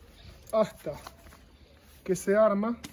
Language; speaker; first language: Spanish; native; Spanish